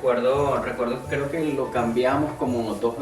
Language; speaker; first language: Spanish; native; Spanish